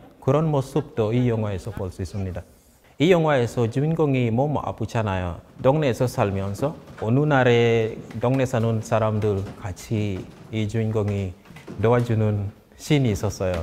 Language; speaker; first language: Korean; non-native, fluent; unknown